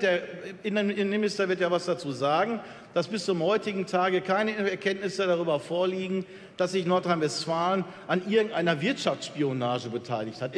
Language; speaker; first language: German; native; German